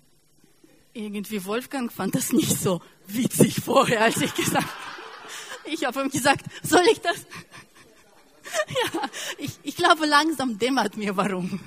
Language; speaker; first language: German; non-native, fluent; Russian